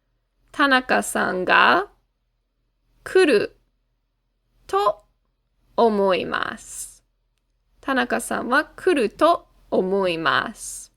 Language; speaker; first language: Japanese; non-native, fluent; English